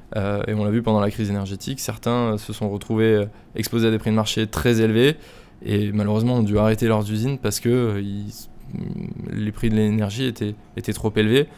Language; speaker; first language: French; native; French